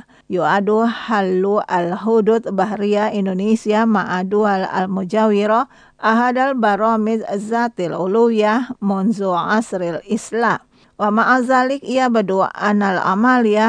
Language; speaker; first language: Arabic; non-native, learner; Indonesian